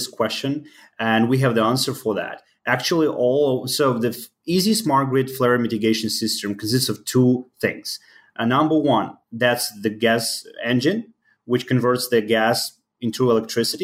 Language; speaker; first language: English; non-native, fluent; Ukrainian